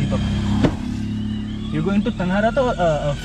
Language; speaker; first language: English; non-native, local second language; Hindi